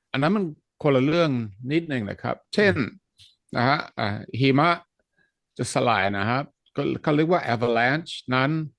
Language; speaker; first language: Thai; non-native, fluent; Dutch